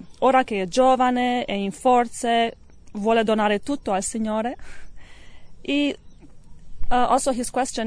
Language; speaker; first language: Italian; non-native, learner; English